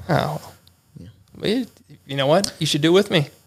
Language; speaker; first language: English; native; English